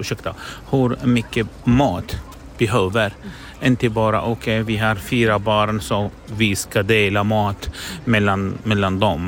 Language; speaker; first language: Swedish; non-native, learner; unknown